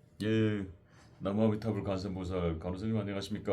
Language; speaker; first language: Korean; native; Korean